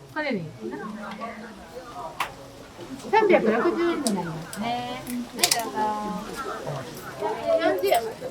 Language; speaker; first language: Japanese; native; Japanese